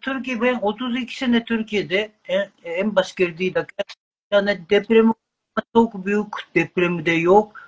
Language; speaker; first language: Turkish; non-native, learner; Japanese